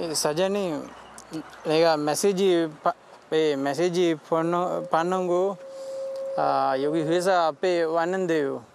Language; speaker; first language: Korean; non-native, learner; Sinhala